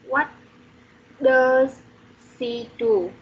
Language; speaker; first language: English; non-native, learner; Vietnamese